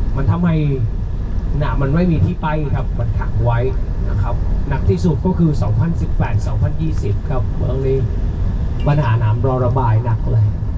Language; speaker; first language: Thai; non-native, fluent; Vietnamese